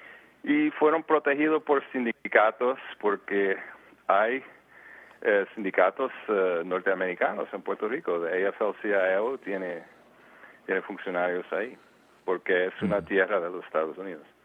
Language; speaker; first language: Spanish; early bilingual, heritage; Spanish